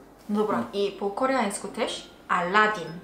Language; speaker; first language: Polish; non-native, learner; Korean